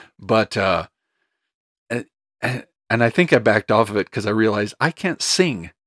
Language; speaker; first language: English; native; English